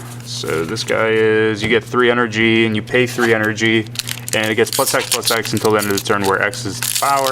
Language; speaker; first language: English; native; English